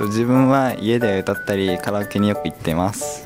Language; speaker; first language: Japanese; native; Japanese